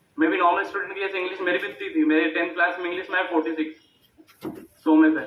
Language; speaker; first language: Hindi; native; Hindi